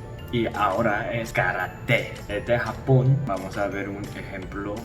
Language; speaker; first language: Spanish; non-native, learner; Korean